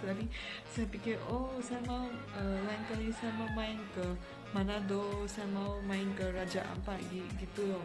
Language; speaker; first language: Indonesian; non-native, fluent; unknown